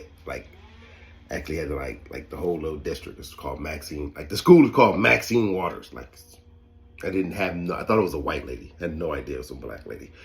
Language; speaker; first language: English; native; English